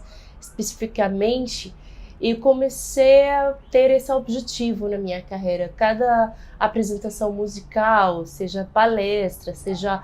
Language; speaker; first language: Portuguese; non-native, fluent; Arabic